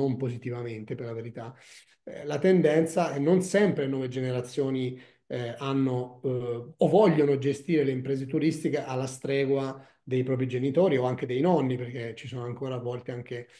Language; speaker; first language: Italian; native; Italian